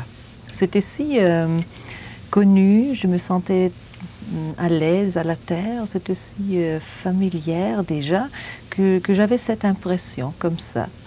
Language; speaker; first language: French; non-native, fluent; German